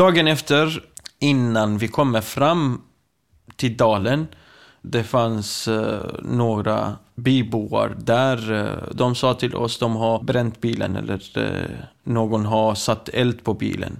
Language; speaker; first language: Swedish; non-native, fluent; Kurdish